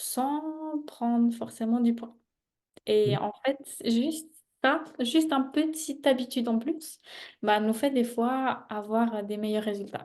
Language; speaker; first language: French; native; French